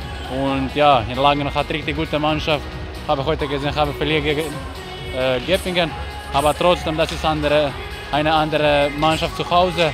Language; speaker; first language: German; non-native, learner; Croatian